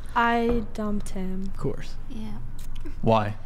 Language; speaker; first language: English; native; English